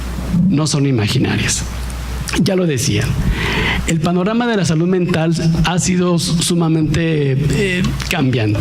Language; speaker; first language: Spanish; native; Spanish